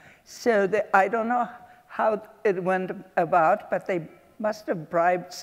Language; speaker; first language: English; early bilingual, other home language; Polish